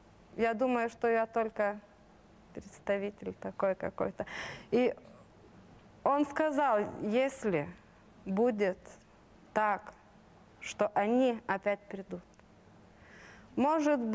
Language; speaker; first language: Russian; non-native, local second language; Lithuanian